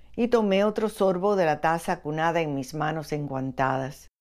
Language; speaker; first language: Spanish; early bilingual, heritage; Spanish